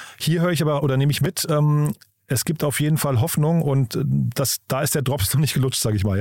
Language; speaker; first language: German; native; German